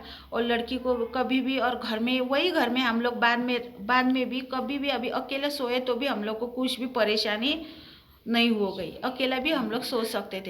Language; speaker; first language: Hindi; early bilingual, heritage; Hindi